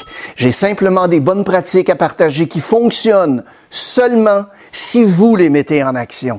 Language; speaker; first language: French; native; French